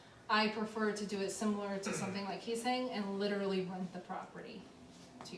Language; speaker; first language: English; native; English